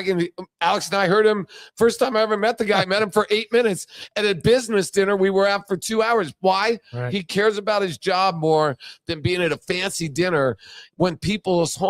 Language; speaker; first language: English; native; English